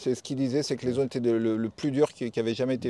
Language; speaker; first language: French; native; French